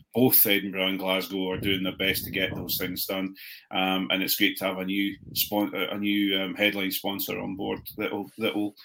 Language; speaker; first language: English; native; English